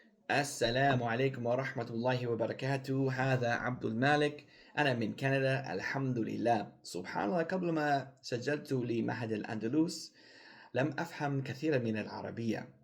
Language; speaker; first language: Arabic; non-native, learner; English